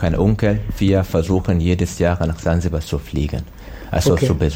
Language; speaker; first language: German; non-native, learner; Swahili